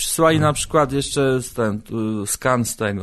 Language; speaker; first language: Polish; native; Polish